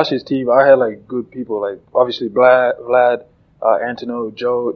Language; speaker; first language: English; non-native, local second language; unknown